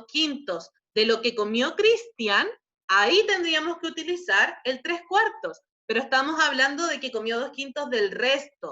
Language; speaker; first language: Spanish; native; Spanish